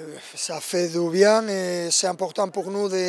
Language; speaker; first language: French; non-native, fluent; Spanish